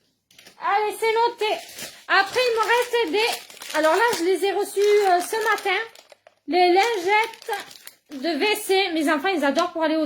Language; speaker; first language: French; native; French